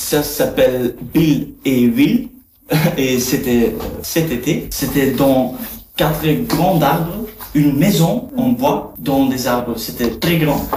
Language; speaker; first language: French; non-native, learner; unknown